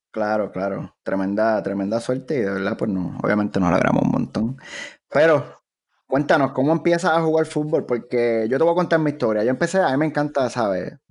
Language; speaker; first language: Spanish; native; Spanish